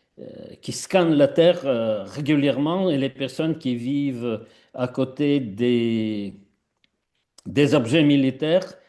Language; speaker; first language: French; non-native, fluent; Russian